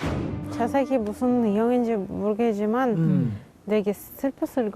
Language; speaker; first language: Korean; non-native, fluent; Russian